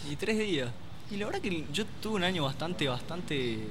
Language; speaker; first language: Spanish; native; Spanish